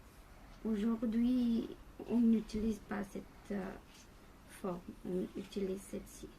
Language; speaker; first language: French; non-native, fluent; Bulgarian